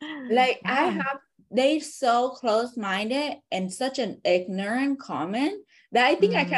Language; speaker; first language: English; non-native, fluent; Vietnamese